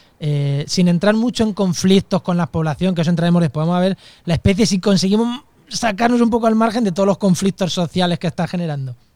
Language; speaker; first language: Spanish; native; Spanish